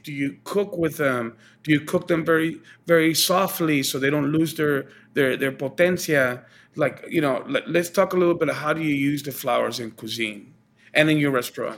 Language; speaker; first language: English; early bilingual, other home language; Spanish